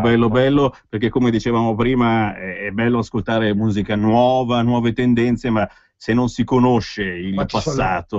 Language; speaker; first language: Italian; native; Italian